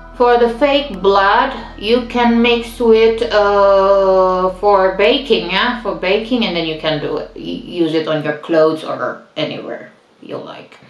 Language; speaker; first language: English; non-native, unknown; Indonesian